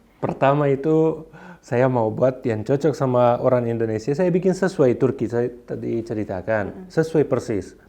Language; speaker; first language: Indonesian; non-native, fluent; Arabic